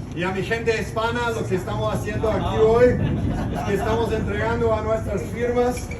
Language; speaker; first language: Spanish; early bilingual, other home language; English